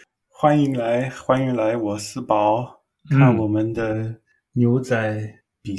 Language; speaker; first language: Chinese; non-native, learner; English